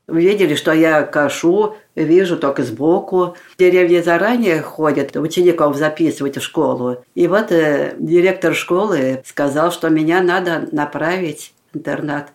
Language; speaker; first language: Russian; native; Russian